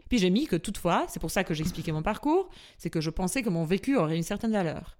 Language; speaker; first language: French; non-native, fluent; Albanian